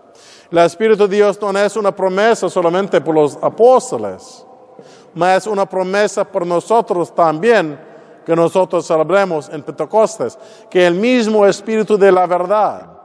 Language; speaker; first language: Spanish; non-native, fluent; English